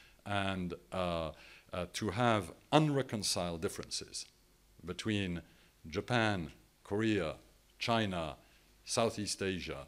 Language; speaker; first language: English; non-native, fluent; French